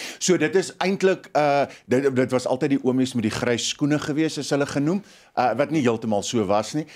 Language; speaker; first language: Afrikaans; native; Afrikaans